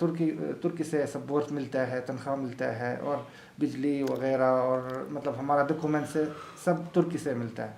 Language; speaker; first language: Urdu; non-native, learner; Arabic